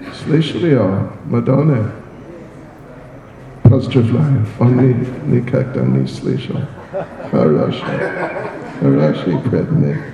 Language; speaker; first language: Russian; non-native, learner; English